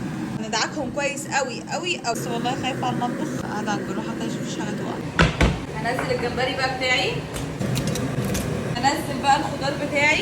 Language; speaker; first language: Arabic; native; Arabic